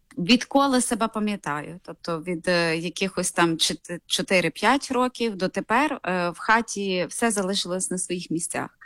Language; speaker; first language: Ukrainian; native; Ukrainian